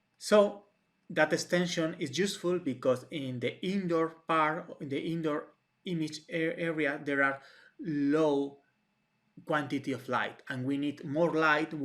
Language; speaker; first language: English; non-native, fluent; Spanish